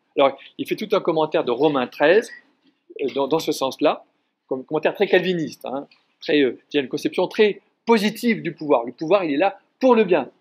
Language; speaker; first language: French; native; French